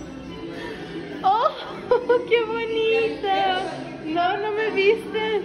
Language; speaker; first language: Spanish; early bilingual, heritage; Spanish